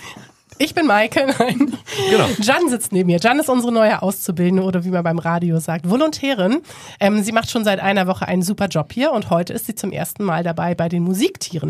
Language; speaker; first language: German; native; German